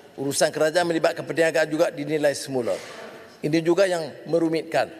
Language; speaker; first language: Malay; native; Malay